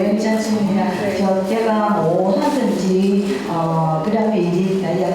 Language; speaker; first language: Korean; non-native, learner; Vietnamese